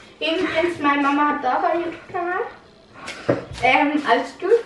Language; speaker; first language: German; early bilingual, other home language; Turkish